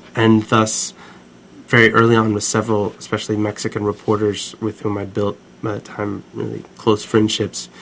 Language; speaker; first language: English; native; English